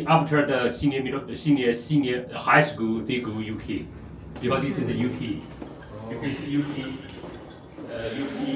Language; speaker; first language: English; non-native, learner; Chinese